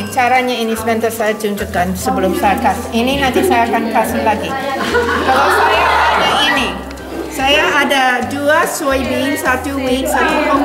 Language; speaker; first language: Indonesian; non-native, learner; English